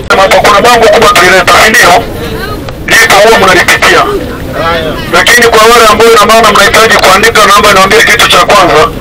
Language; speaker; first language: Swahili; native; Swahili